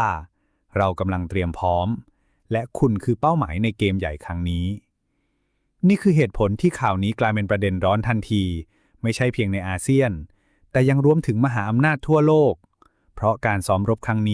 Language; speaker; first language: Thai; native; Thai